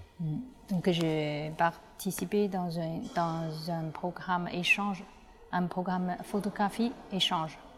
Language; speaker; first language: French; non-native, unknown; Chinese